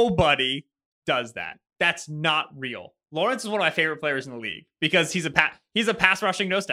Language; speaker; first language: English; native; English